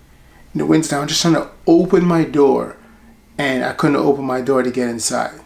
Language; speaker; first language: English; native; English